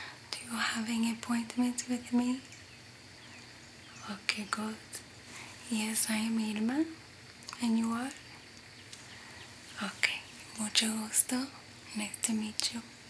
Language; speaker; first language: English; non-native, fluent; Spanish